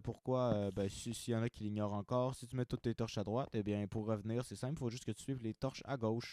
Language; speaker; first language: French; native; French